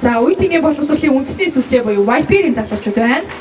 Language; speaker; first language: Mongolian; native; Mongolian